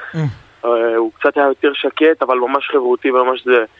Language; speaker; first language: Hebrew; native; Hebrew